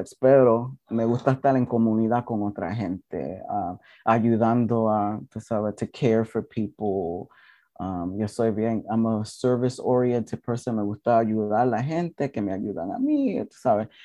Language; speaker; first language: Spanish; early bilingual, heritage; English